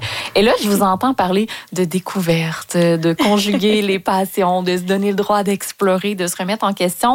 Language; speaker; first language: French; native; French